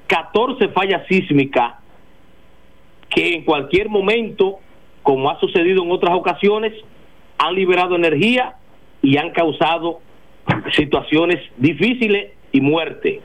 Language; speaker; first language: Spanish; native; Spanish